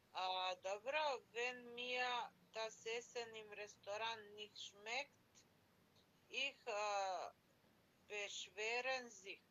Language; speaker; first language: German; non-native, learner; Macedonian